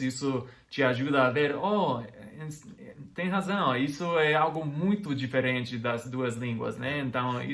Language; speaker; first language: Portuguese; non-native, fluent; English